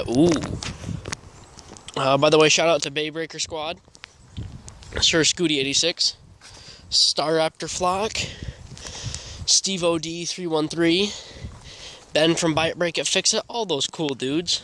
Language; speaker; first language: English; native; English